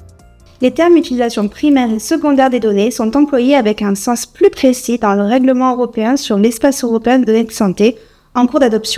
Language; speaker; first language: French; native; French